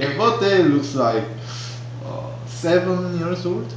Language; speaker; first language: English; non-native, learner; Korean